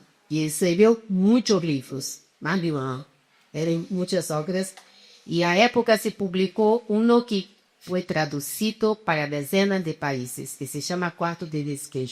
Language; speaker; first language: Spanish; non-native, fluent; Portuguese